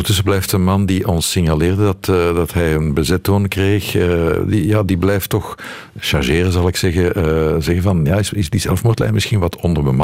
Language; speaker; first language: Dutch; native; Dutch